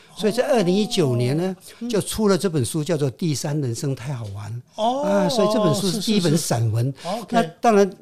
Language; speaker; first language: Chinese; non-native, local second language; Min Nan Chinese